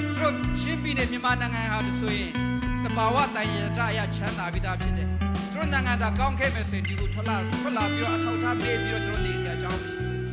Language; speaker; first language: Burmese; non-native, local second language; Hakha Chin